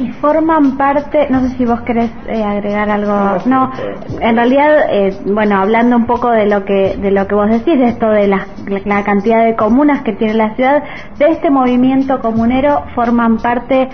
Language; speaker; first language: Spanish; native; Spanish